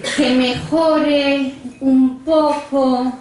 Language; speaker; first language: Spanish; native; Spanish